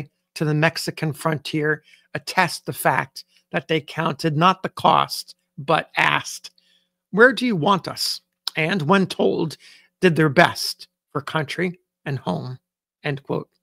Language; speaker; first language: English; native; English